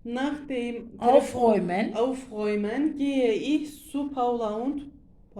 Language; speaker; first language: German; non-native, learner; Turkish